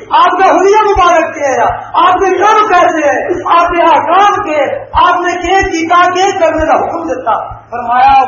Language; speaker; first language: Urdu; non-native, local second language; Punjabi